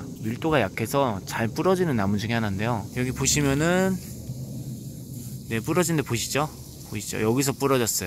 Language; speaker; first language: Korean; native; Korean